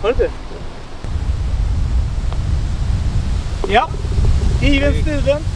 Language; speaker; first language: Swedish; native; Swedish